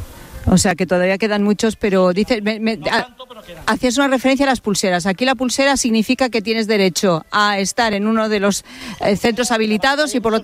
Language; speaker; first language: Spanish; native; Spanish